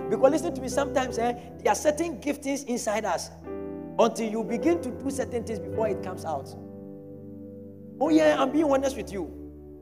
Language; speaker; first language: English; non-native, local second language; Akan